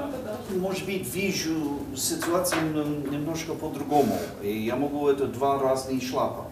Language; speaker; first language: Russian; non-native, learner; English